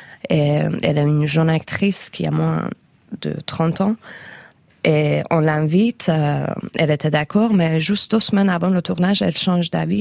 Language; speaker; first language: French; non-native, fluent; Persian